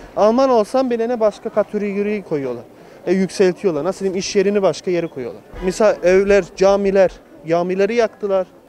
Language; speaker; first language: Turkish; early bilingual, heritage; Turkish